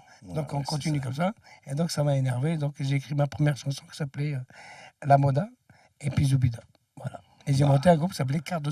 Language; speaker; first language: French; early bilingual, other home language; Arabic